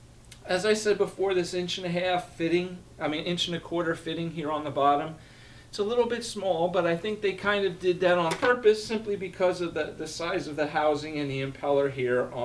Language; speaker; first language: English; native; English